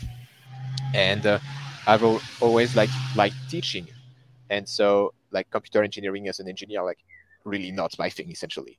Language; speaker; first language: English; non-native, fluent; French